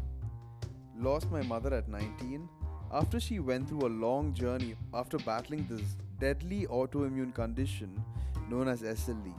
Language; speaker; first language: English; non-native, local second language; Malayalam